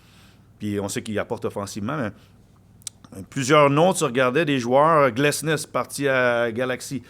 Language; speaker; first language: French; native; French